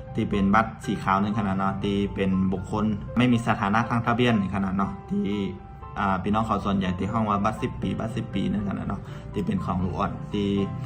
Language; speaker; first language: Thai; non-native, local second language; Shan